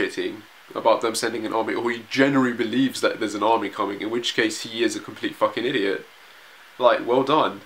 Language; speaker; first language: English; native; English